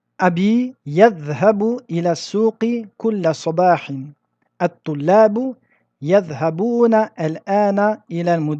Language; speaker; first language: Arabic; non-native, fluent; French